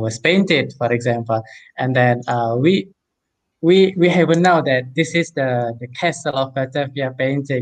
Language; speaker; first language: English; non-native, fluent; Indonesian